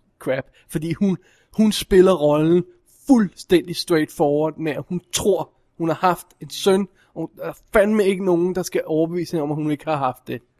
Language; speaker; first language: Danish; native; Danish